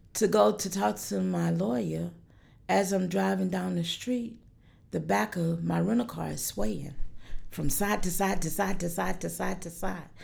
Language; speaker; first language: English; native; English